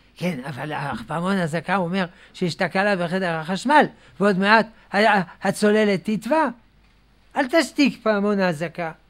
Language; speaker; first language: Hebrew; non-native, fluent; French